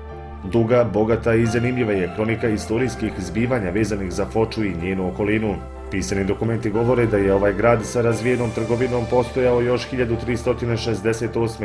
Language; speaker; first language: Bosnian; native; Bosnian